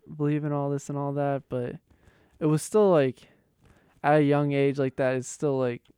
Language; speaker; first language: English; native; English